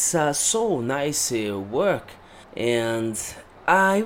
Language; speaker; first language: English; non-native, learner; Portuguese